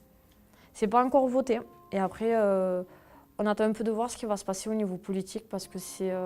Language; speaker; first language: French; native; French